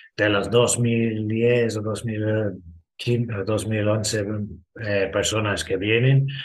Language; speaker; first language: Spanish; non-native, fluent; English